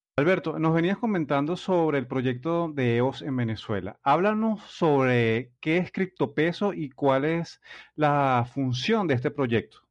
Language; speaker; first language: Spanish; native; Spanish